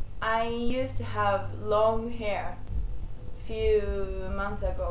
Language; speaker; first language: English; non-native, learner; Japanese